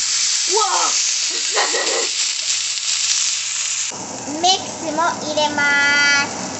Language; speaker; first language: Japanese; early bilingual, heritage; Japanese